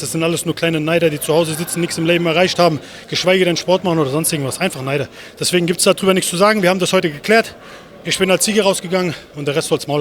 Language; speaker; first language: German; native; German